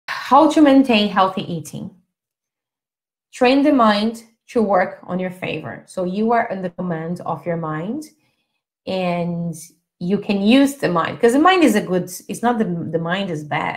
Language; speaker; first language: English; non-native, fluent; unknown